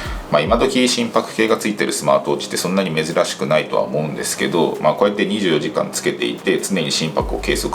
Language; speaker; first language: Japanese; native; Japanese